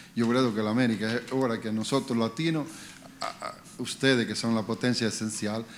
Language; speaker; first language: Spanish; native; Spanish